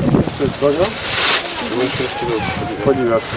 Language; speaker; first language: Russian; native; Russian